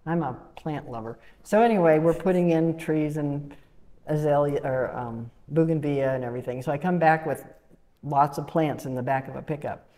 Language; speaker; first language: English; native; English